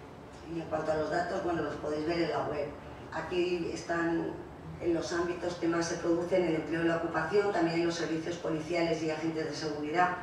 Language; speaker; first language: Spanish; native; Spanish